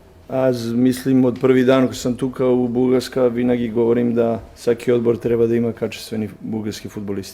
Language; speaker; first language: Bulgarian; non-native, learner; Serbian